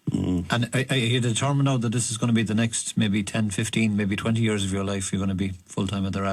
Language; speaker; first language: English; native; English